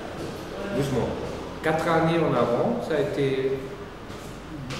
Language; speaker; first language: French; non-native, learner; German